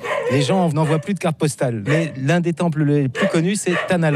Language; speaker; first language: French; native; French